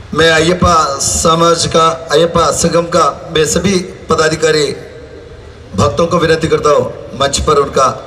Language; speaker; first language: Hindi; non-native, local second language; Malayalam